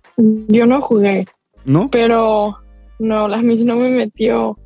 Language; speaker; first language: Spanish; early bilingual, other home language; English